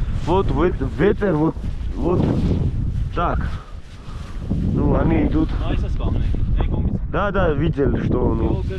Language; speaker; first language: Russian; non-native, learner; Georgian